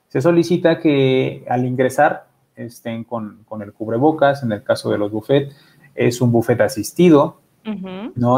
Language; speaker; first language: Spanish; native; Spanish